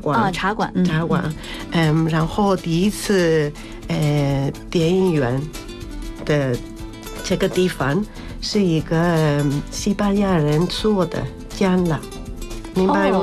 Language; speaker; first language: Chinese; non-native, learner; Spanish